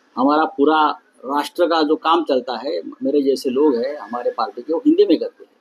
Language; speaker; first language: Hindi; non-native, local second language; Marathi